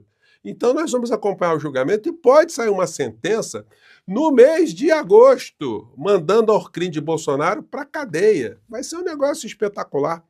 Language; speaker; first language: Portuguese; native; Portuguese